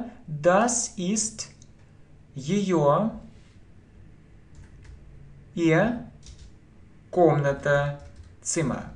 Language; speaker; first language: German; non-native, fluent; Russian